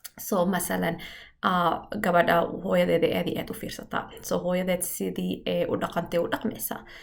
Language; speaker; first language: Somali; early bilingual, heritage; Somali